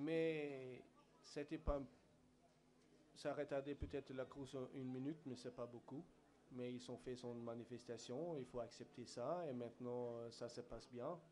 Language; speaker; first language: French; non-native, fluent; Swedish